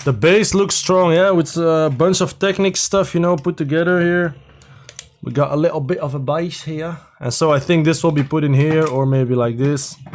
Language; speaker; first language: English; non-native, fluent; Dutch